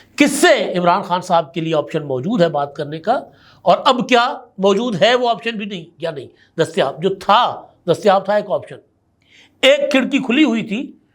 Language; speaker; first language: Urdu; non-native, local second language; Sindhi